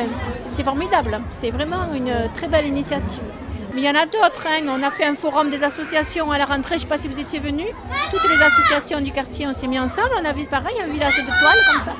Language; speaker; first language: French; native; French